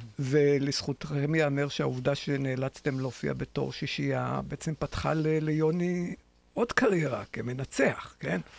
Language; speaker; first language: Hebrew; native; Hebrew